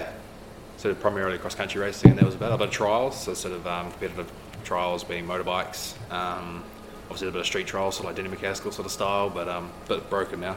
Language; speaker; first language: English; native; English